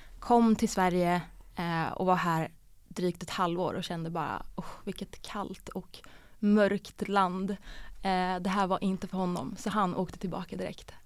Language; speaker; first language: Swedish; early bilingual, other home language; Bosnian